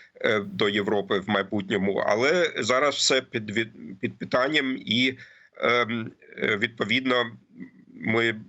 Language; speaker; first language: Ukrainian; non-native, fluent; German